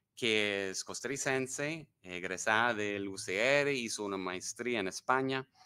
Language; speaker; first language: Spanish; non-native, fluent; English